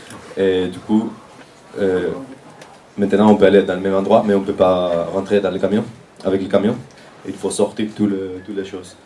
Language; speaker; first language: French; non-native, fluent; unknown